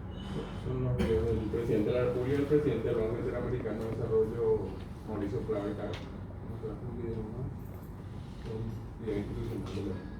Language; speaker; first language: Spanish; native; Spanish